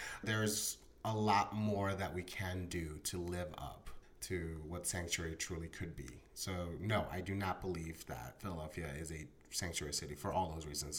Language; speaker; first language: English; early bilingual, other home language; Spanish